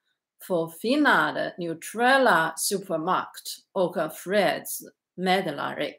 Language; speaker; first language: Swedish; non-native, learner; Chinese